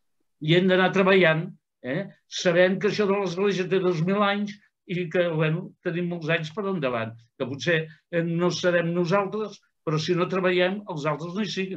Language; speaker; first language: Catalan; native; Catalan